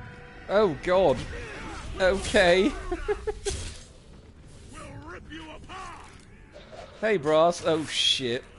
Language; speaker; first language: English; native; English